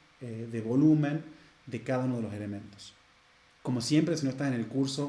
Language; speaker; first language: Spanish; native; Spanish